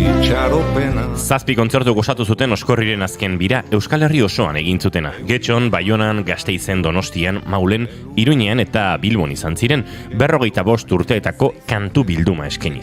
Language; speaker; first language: Basque; native; Basque